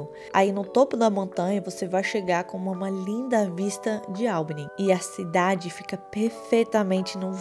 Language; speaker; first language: Portuguese; non-native, fluent; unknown